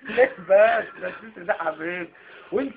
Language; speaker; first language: Arabic; native; Arabic